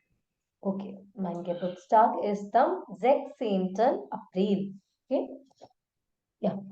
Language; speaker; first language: German; non-native, fluent; Malayalam